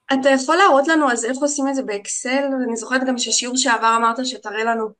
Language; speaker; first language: Hebrew; native; Hebrew